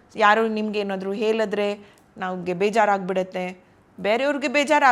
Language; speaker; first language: Kannada; non-native, local second language; Hindi